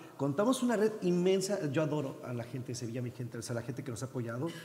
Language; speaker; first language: Spanish; native; Spanish